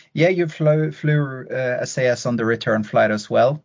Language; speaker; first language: English; non-native, fluent; Norwegian